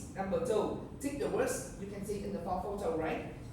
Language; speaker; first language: English; non-native, fluent; Vietnamese